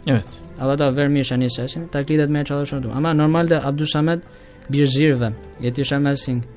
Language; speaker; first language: Turkish; non-native, learner; Albanian